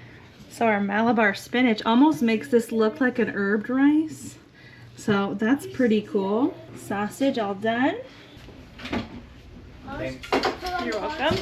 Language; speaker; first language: English; native; English